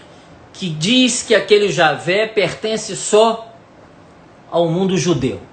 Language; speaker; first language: Portuguese; native; Portuguese